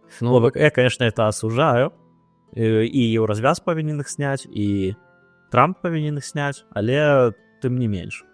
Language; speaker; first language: Belarusian; non-native, local second language; Russian